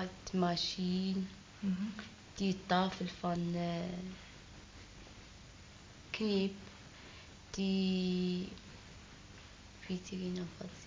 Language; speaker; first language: Dutch; non-native, learner; Arabic